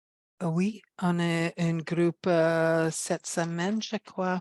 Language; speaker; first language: French; non-native, fluent; English